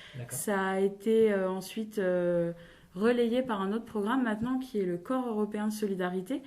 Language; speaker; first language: French; native; French